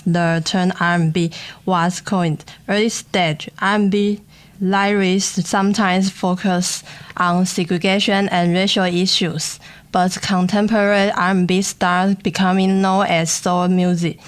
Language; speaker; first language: English; non-native, learner; Chinese